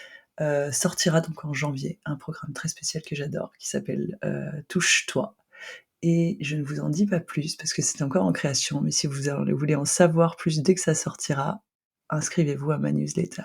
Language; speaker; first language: French; native; French